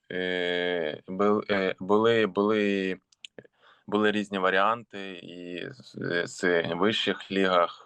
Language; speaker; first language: Ukrainian; non-native, local second language; Russian